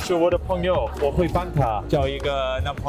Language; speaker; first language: Chinese; non-native, learner; English